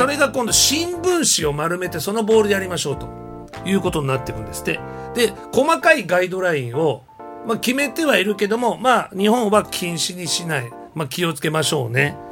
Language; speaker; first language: Japanese; native; Japanese